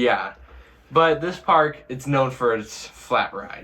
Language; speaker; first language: English; native; English